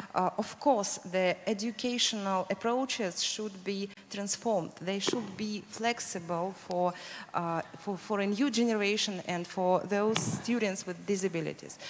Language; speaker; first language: English; non-native, fluent; Russian